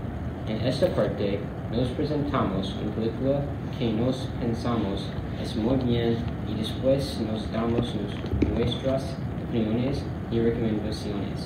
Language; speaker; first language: Spanish; non-native, learner; English